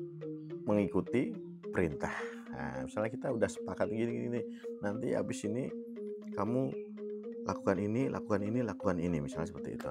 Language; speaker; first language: Indonesian; native; Indonesian